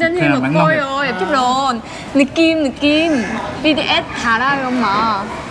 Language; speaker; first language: Korean; non-native, learner; Vietnamese